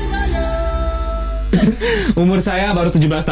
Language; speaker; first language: Indonesian; non-native, fluent; German